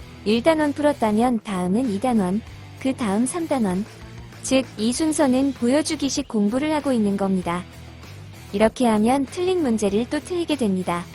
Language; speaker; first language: Korean; native; Korean